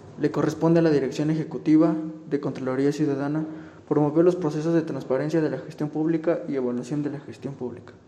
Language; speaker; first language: Spanish; native; Spanish